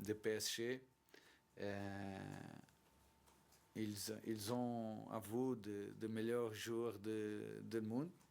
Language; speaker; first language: French; non-native, learner; Portuguese